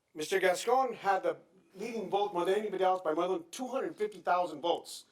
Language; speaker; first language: English; native; English